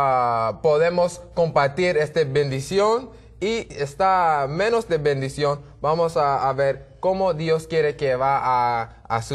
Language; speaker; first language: Spanish; non-native, learner; English